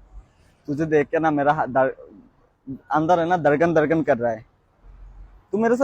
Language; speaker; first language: Hindi; non-native, learner; Bangla